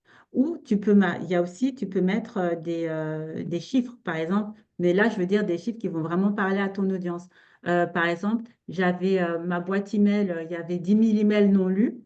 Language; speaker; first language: French; native; French